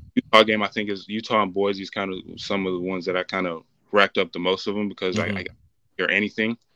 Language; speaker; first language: English; native; English